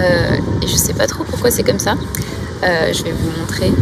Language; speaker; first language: French; native; French